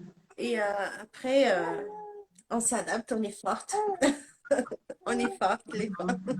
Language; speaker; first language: French; non-native, local second language; Arabic